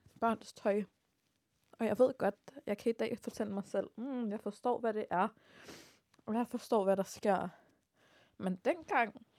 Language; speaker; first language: Danish; early bilingual, other home language; Arabic